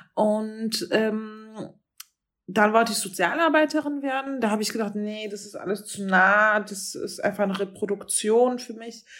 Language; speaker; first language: German; native; German